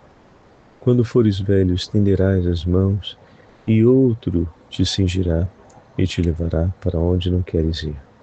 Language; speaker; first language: Portuguese; native; Portuguese